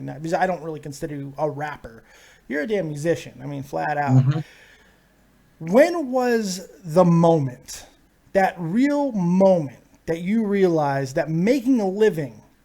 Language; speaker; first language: English; native; English